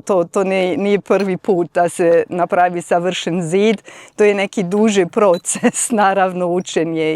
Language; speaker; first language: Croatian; non-native, fluent; German